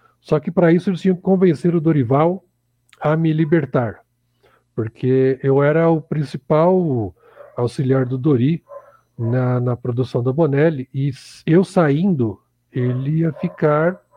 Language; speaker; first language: Portuguese; native; Portuguese